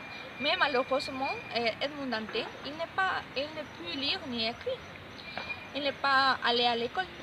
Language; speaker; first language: French; non-native, learner; Spanish